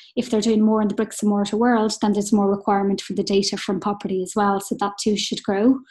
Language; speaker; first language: English; native; English